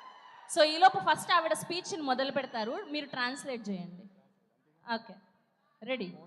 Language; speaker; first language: Telugu; native; Telugu